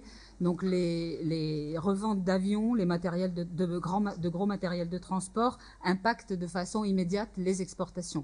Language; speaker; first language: French; native; French